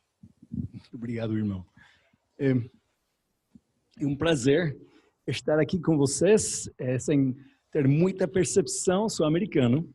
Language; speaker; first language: Portuguese; non-native, learner; English